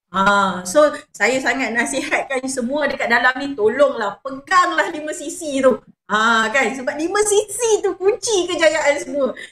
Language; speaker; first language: Malay; native; Malay